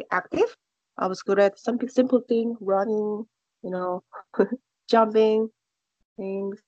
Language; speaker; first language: English; non-native, learner; Korean